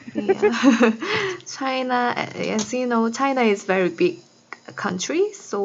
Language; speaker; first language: English; non-native, learner; Korean